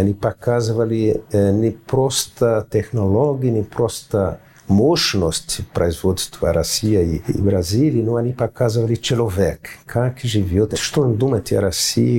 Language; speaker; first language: Russian; non-native, fluent; Portuguese